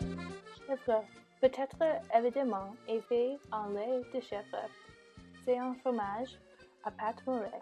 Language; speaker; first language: French; non-native, learner; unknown